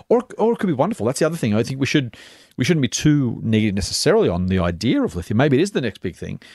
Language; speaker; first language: English; native; English